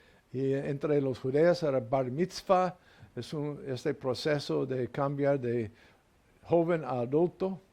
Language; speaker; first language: Spanish; non-native, fluent; English